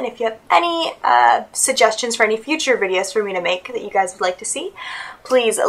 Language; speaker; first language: English; native; English